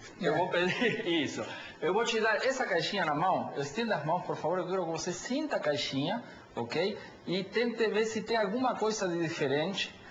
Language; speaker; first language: Portuguese; non-native, fluent; Spanish